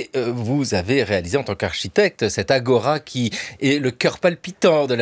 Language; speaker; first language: French; native; French